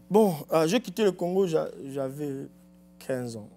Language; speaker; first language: French; non-native, local second language; Lingala